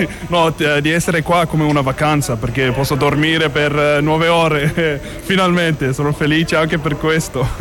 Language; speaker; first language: Italian; non-native, fluent; English